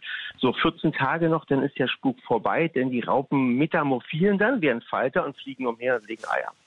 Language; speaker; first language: German; native; German